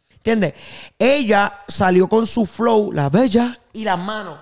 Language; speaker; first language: Spanish; native; Spanish